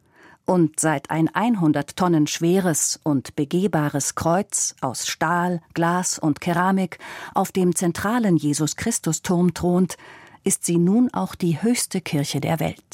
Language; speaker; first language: German; native; German